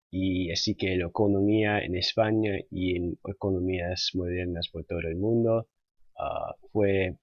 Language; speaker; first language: Spanish; non-native, fluent; English